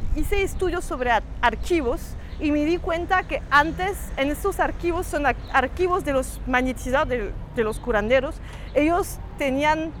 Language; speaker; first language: Spanish; non-native, fluent; French